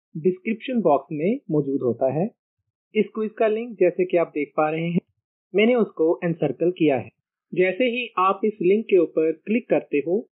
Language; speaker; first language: Hindi; non-native, local second language; Punjabi